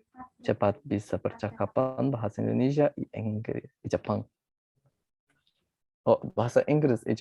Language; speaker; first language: Indonesian; non-native, learner; Portuguese